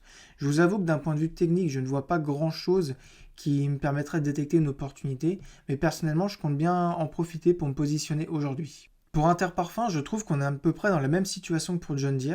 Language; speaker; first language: French; native; French